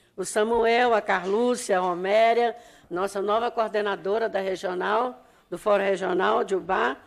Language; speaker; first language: Portuguese; native; Portuguese